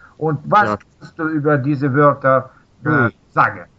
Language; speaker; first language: German; non-native, learner; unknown